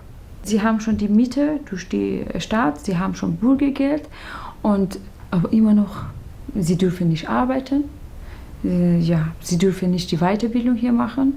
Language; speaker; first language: German; non-native, learner; Persian